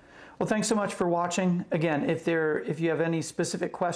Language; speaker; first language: English; native; English